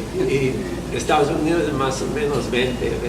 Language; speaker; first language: Spanish; non-native, fluent; English